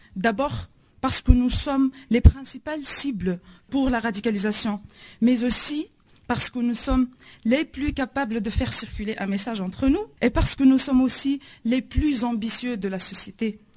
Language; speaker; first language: French; non-native, local second language; Arabic